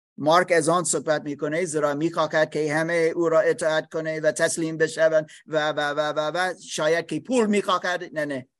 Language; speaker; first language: Persian; non-native, learner; English